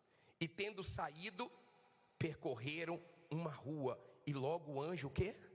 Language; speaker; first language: Portuguese; native; Portuguese